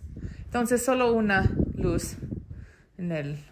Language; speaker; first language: Spanish; non-native, learner; English